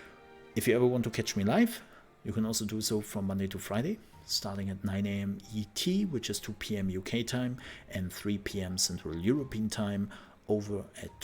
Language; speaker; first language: English; non-native, fluent; German